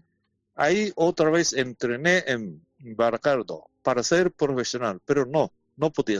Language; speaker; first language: Spanish; non-native, learner; Japanese